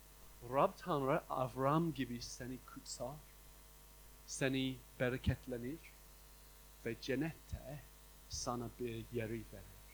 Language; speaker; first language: Turkish; non-native, fluent; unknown